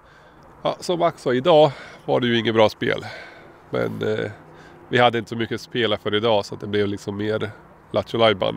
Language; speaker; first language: Swedish; native; Swedish